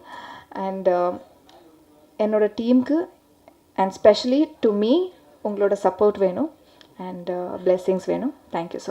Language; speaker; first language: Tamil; non-native, learner; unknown